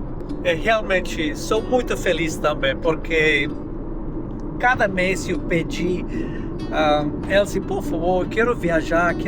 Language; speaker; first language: Portuguese; non-native, learner; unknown